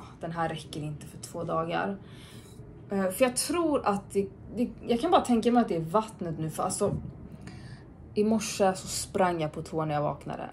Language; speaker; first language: Swedish; native; Swedish